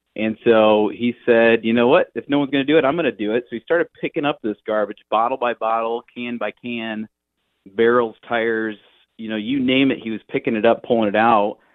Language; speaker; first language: English; native; English